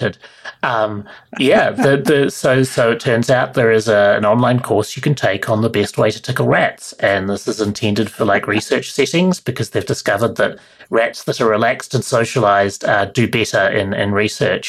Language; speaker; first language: English; native; English